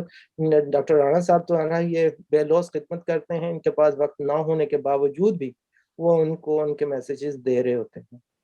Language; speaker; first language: Urdu; native; Urdu